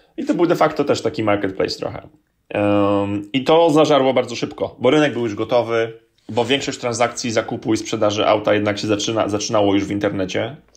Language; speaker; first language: Polish; native; Polish